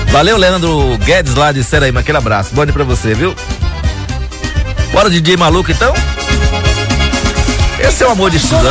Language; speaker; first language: Portuguese; native; Portuguese